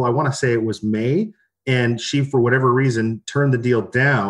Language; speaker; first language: English; native; English